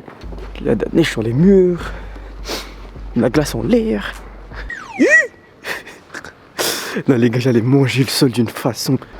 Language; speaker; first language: French; native; French